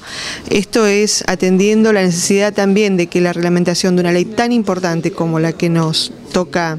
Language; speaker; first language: Spanish; native; Spanish